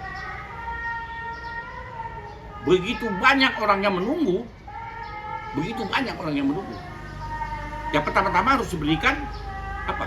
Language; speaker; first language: Indonesian; native; Indonesian